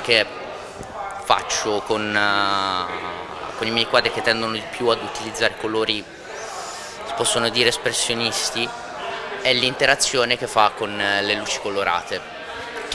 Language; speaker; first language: Italian; native; Italian